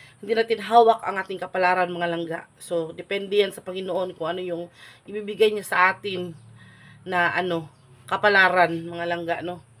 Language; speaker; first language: Filipino; non-native, local second language; Cebuano